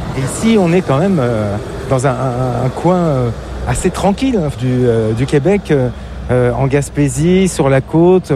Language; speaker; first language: French; native; French